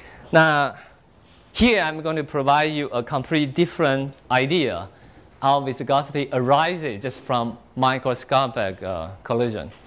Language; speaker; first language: English; non-native, fluent; Chinese